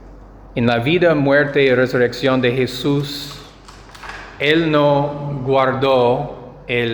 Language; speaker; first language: Spanish; non-native, fluent; English